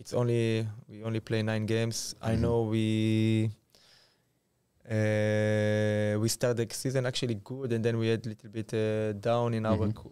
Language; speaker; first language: English; non-native, fluent; Hebrew